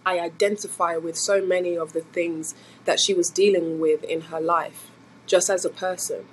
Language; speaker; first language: English; native; English